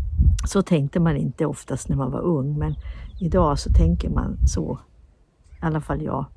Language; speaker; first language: Swedish; native; Swedish